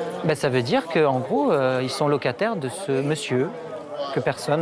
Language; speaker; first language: French; native; French